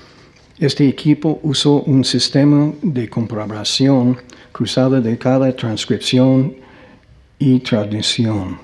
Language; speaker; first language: Spanish; non-native, fluent; English